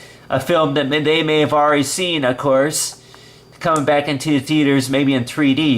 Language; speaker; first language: English; native; English